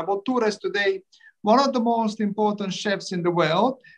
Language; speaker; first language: English; early bilingual, other home language; Italian